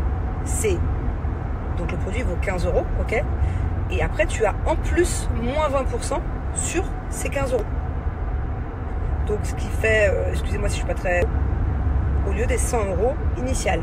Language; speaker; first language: French; native; French